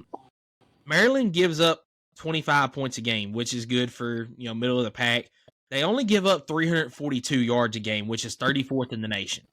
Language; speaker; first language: English; native; English